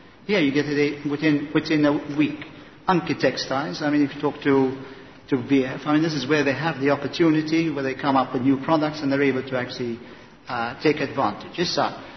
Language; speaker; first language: English; non-native, local second language; Maltese